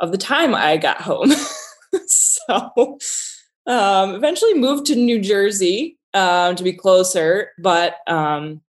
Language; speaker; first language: English; native; English